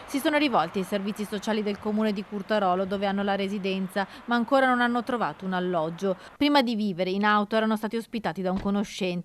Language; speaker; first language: Italian; native; Italian